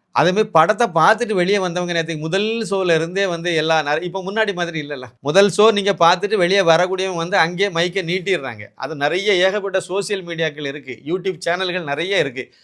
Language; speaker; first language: Tamil; native; Tamil